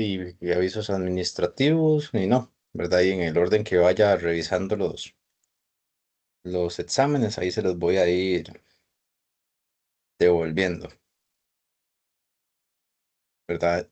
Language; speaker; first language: Spanish; native; Spanish